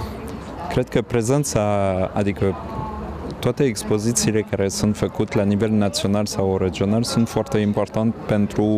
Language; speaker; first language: Romanian; non-native, fluent; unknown